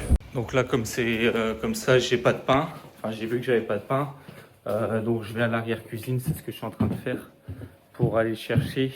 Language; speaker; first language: French; native; French